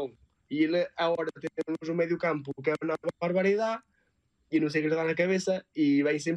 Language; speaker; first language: Spanish; non-native, learner; Portuguese